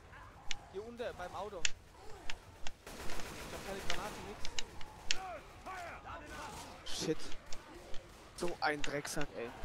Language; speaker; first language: German; native; German